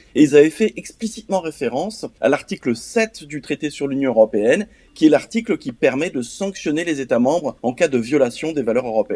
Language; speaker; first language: French; native; French